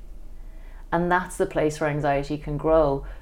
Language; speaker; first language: English; native; English